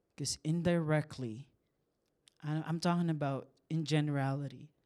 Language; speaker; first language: English; non-native, local second language; Filipino